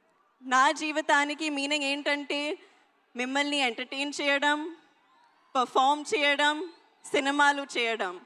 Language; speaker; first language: Telugu; non-native, learner; Hindi